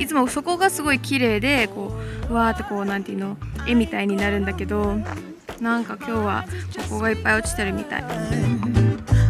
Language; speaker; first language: Japanese; early bilingual, other home language; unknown